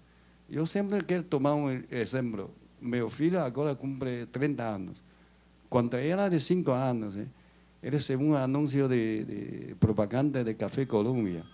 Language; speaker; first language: Portuguese; non-native, learner; Chinese